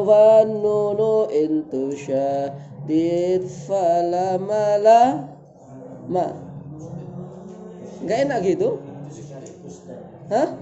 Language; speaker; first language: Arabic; non-native, fluent; Indonesian